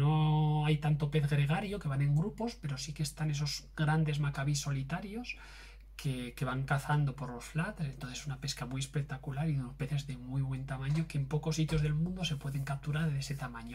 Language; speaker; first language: Spanish; native; Spanish